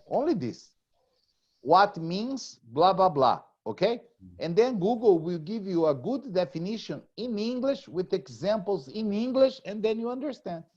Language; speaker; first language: English; non-native, fluent; Portuguese